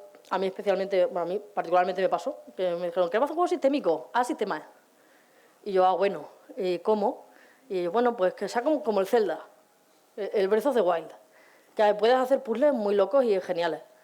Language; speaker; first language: Spanish; native; Spanish